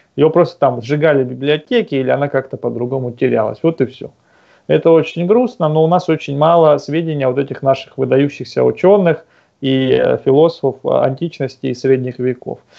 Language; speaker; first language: Russian; native; Russian